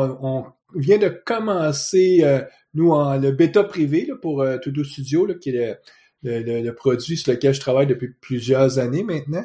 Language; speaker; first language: French; native; French